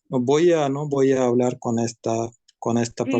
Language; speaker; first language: Spanish; non-native, learner; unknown